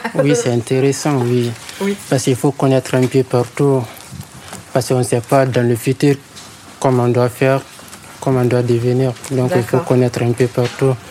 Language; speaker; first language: French; non-native, learner; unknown